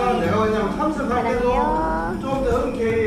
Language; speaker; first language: Korean; native; Korean